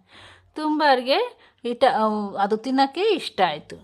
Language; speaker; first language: Kannada; non-native, local second language; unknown